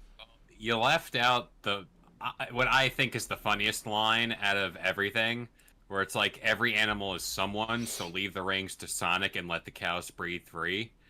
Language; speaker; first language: English; native; English